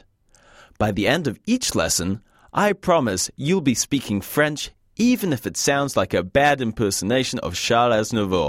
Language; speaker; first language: English; native; English